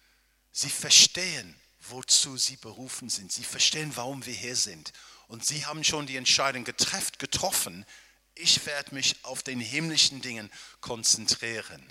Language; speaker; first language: German; non-native, fluent; English